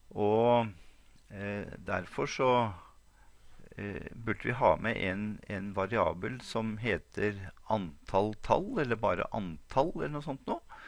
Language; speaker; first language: Norwegian; native; Norwegian